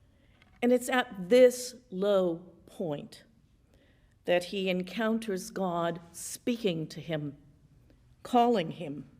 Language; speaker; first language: English; native; English